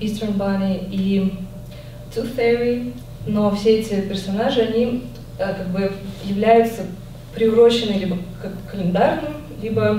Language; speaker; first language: Russian; native; Russian